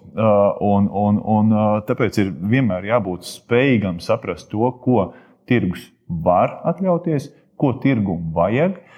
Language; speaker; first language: Latvian; native; Latvian